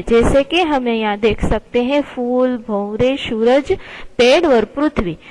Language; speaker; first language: Hindi; non-native, local second language; Gujarati